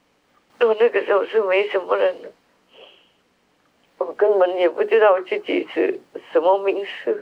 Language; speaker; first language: Chinese; non-native, fluent; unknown